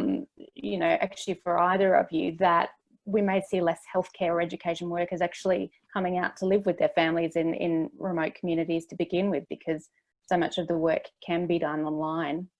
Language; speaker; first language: English; native; English